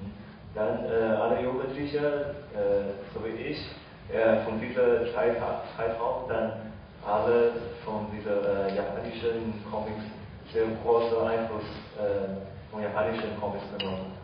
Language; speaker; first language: German; non-native, fluent; Chinese